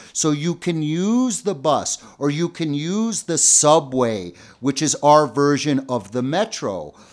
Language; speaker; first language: English; native; English